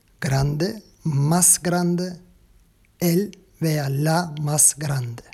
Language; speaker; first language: Spanish; non-native, learner; Turkish